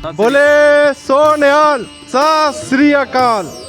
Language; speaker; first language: Punjabi; early bilingual, heritage; Norwegian